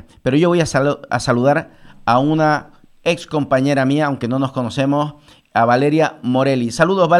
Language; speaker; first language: Spanish; native; Spanish